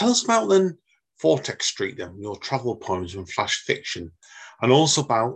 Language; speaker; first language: English; native; English